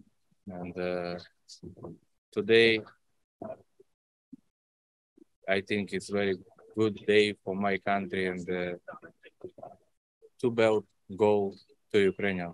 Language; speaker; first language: English; non-native, learner; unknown